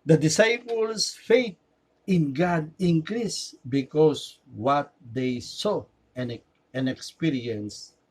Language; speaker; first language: English; non-native, local second language; Filipino